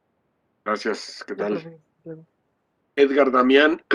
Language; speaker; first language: Spanish; native; Spanish